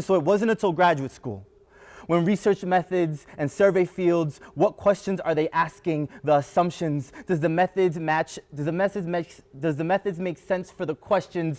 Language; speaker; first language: English; early bilingual, other home language; Spanish